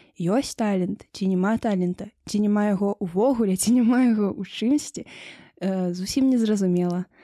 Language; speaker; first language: Belarusian; non-native, local second language; Russian